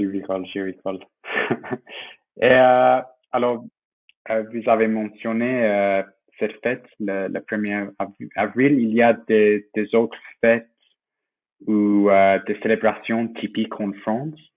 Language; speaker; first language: French; non-native, fluent; English